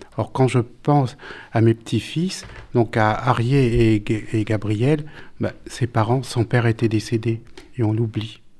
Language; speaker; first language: French; native; French